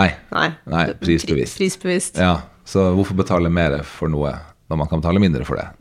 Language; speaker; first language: Norwegian; native; Norwegian